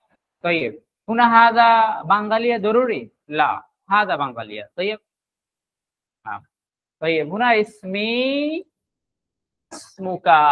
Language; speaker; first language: Arabic; non-native, fluent; Bangla